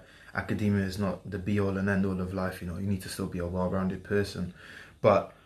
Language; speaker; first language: English; native; English